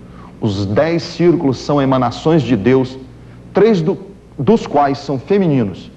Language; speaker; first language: Portuguese; native; Portuguese